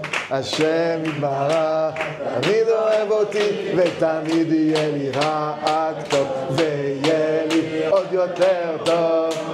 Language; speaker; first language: Hebrew; non-native, fluent; French